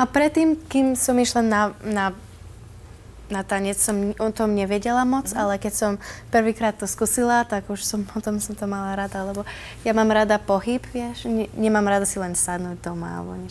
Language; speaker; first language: Slovak; early bilingual, heritage; Slovak